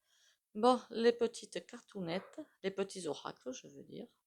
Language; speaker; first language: French; native; French